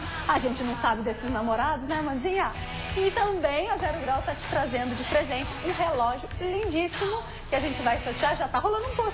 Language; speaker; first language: Portuguese; native; Portuguese